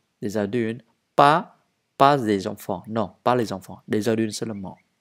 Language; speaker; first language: French; non-native, fluent; Vietnamese